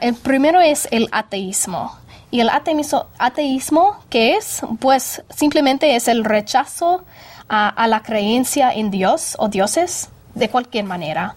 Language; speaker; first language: Spanish; non-native, fluent; English